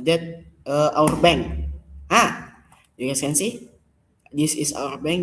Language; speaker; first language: English; non-native, learner; Indonesian